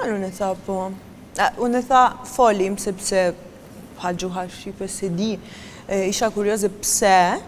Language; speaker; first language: Albanian; non-native, learner; Romanian